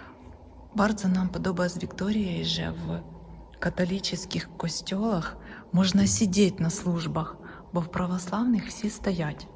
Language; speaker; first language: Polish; non-native, learner; Russian